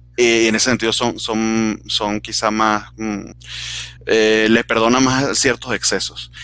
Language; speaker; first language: Spanish; native; Spanish